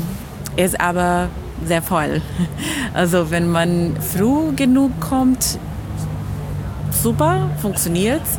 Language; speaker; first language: German; non-native, fluent; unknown